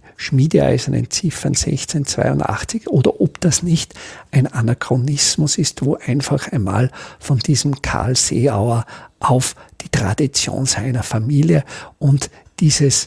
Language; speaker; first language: German; native; German